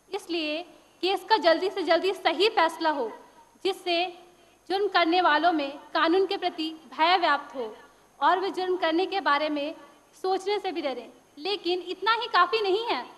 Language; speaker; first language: Hindi; native; Hindi